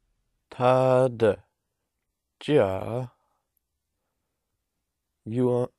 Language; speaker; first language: Chinese; non-native, learner; English